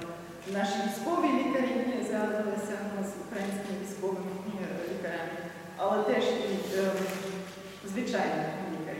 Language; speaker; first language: Ukrainian; non-native, learner; German